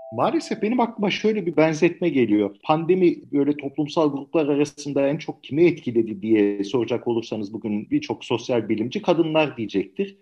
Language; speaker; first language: Turkish; native; Turkish